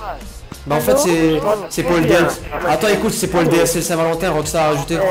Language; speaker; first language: French; native; French